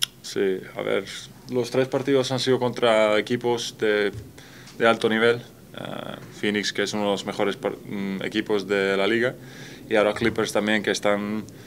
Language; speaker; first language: Spanish; non-native, fluent; Latvian